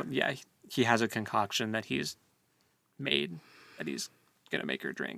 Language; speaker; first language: English; native; English